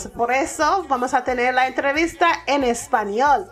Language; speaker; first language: Spanish; non-native, learner; English